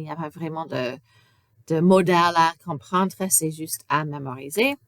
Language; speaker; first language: French; non-native, fluent; English